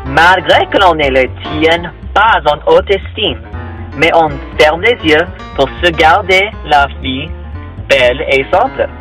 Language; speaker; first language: French; non-native, learner; English